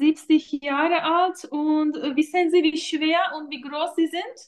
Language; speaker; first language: German; non-native, fluent; Turkish